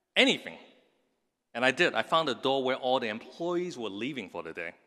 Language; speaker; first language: English; non-native, local second language; Cantonese